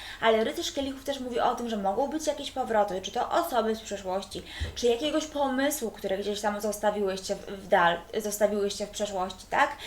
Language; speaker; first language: Polish; native; Polish